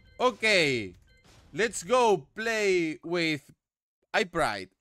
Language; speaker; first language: English; non-native, learner; Spanish